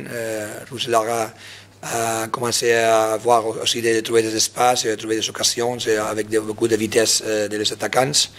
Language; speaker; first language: French; non-native, fluent; Spanish